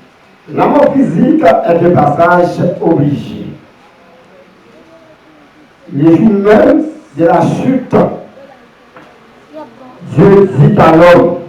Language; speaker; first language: French; non-native, local second language; Haitian Creole